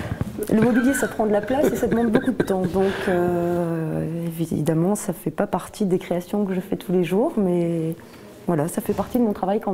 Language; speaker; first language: French; native; French